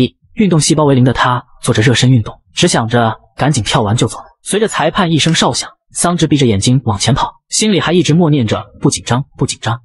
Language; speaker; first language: Chinese; native; Chinese